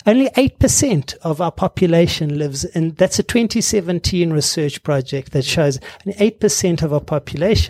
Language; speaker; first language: English; native; English